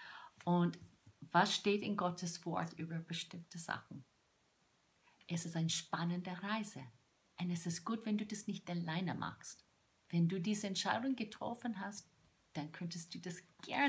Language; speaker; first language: German; non-native, fluent; English